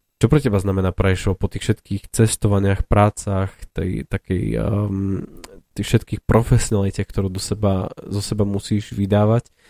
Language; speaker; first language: Slovak; native; Slovak